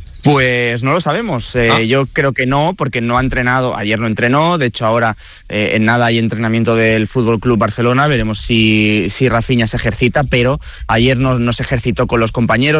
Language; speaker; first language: Spanish; native; Spanish